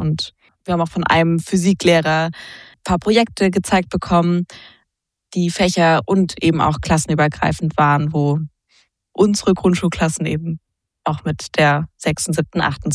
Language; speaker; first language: German; native; German